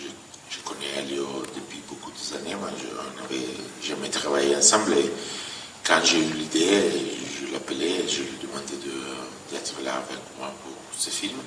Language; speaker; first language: French; non-native, fluent; Italian